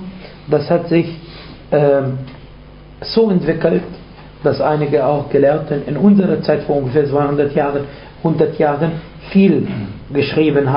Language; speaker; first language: German; non-native, fluent; Arabic